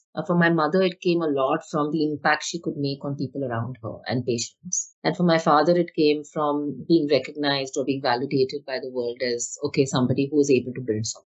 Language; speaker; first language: English; non-native, local second language; Hindi